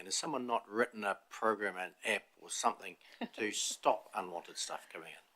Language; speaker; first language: English; native; English